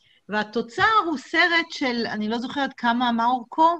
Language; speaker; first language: Hebrew; native; Hebrew